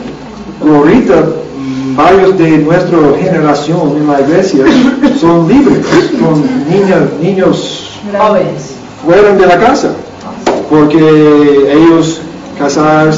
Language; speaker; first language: Spanish; non-native, learner; English